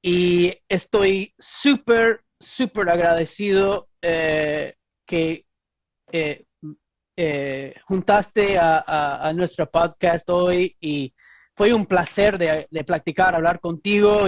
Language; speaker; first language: Spanish; non-native, fluent; English